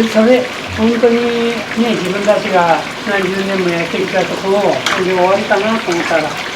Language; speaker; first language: Japanese; native; Japanese